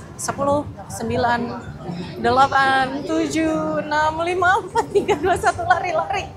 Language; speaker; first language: Indonesian; native; Indonesian